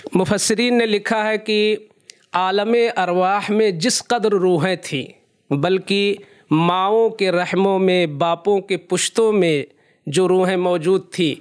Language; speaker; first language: Hindi; native; Hindi